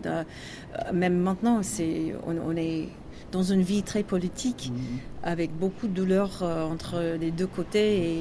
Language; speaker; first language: French; non-native, learner; English